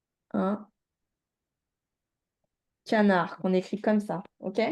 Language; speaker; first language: French; native; French